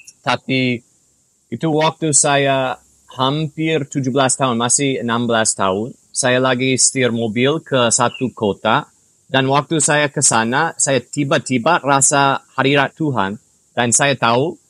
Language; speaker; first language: Indonesian; non-native, fluent; English